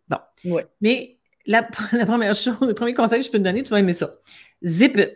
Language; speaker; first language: French; native; French